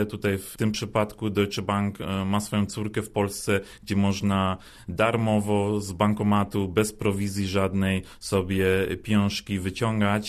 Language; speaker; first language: Polish; early bilingual, other home language; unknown